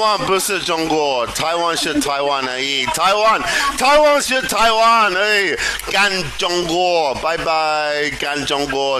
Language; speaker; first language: Chinese; non-native, learner; English